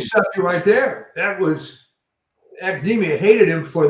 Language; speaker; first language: English; native; English